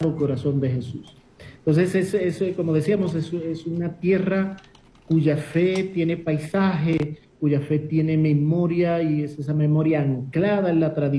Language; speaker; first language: Spanish; native; Spanish